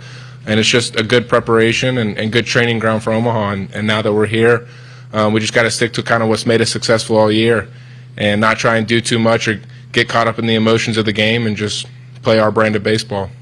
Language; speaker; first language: English; native; English